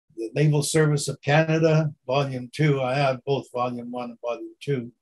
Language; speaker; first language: English; native; English